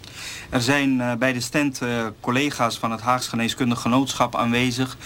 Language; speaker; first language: Dutch; native; Dutch